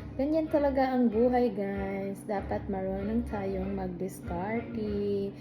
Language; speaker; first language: Filipino; non-native, local second language; Cebuano